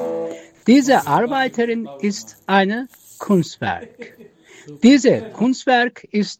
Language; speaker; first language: German; non-native, learner; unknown